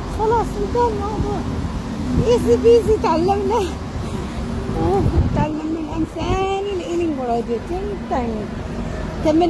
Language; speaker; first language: Arabic; native; Arabic